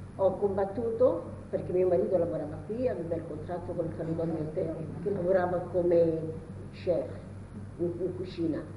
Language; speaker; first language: Italian; native; Italian